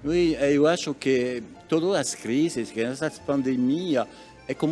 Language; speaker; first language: Portuguese; non-native, learner; French